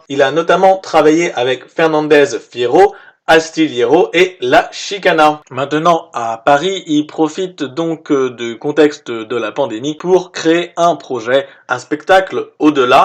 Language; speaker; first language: French; native; French